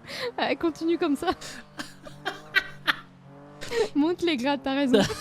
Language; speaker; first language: French; native; French